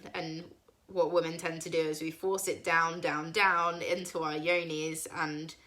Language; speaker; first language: English; native; English